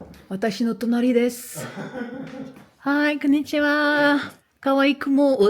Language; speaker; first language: Japanese; non-native, learner; French